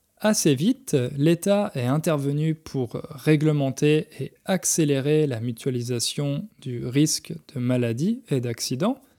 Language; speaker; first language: French; native; French